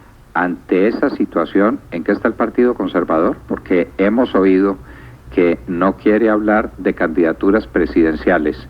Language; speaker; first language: Spanish; native; Spanish